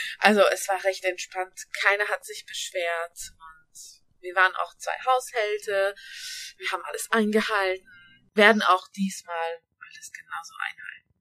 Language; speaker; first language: German; early bilingual, other home language; Hungarian